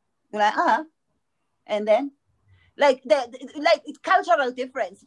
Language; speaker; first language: English; non-native, local second language; Zulu